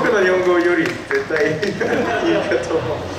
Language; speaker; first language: Japanese; early bilingual, heritage; Japanese